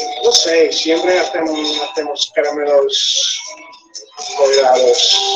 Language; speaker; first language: Spanish; non-native, fluent; English